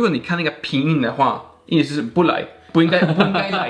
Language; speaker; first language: Chinese; non-native, fluent; Swedish